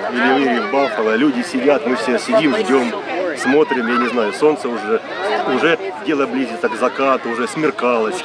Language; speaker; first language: Russian; native; Russian